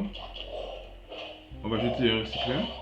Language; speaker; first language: French; native; French